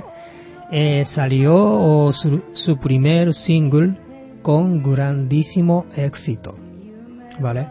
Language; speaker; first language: Spanish; non-native, fluent; Japanese